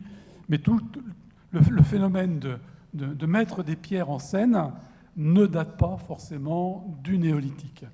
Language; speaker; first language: French; native; French